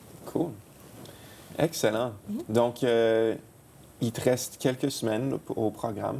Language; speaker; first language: French; native; French